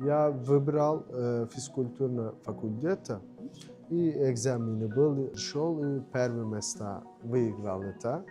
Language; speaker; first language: Russian; non-native, learner; Turkish